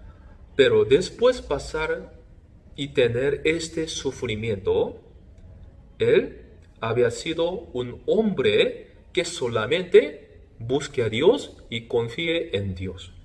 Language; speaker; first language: Spanish; non-native, fluent; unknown